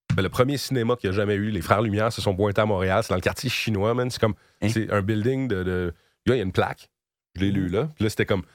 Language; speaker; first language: French; native; French